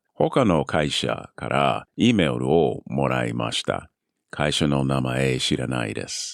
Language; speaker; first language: Japanese; non-native, learner; English